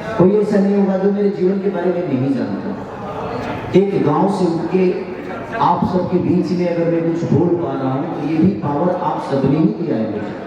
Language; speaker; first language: Hindi; native; Hindi